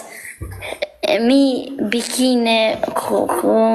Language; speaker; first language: English; non-native, learner; Albanian